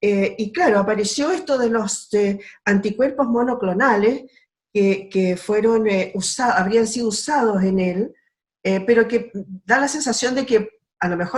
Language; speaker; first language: Spanish; native; Spanish